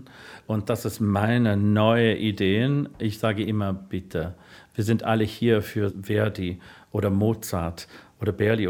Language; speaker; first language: German; non-native, fluent; English